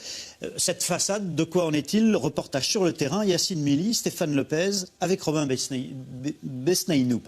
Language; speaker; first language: French; native; French